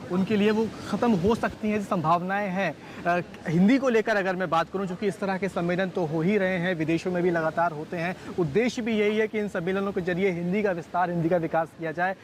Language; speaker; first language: Hindi; native; Hindi